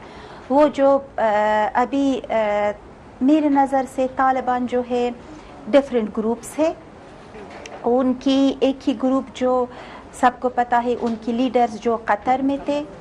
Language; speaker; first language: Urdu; non-native, fluent; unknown